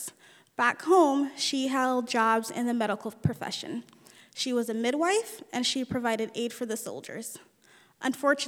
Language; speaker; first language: English; early bilingual, other home language; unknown